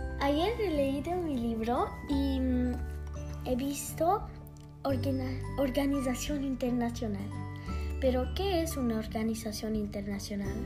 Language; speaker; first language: Spanish; early bilingual, heritage; Spanish